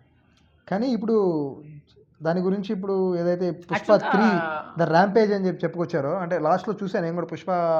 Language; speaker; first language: Telugu; native; Telugu